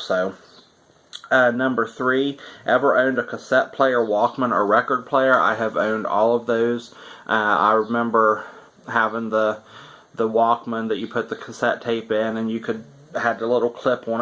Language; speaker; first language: English; native; English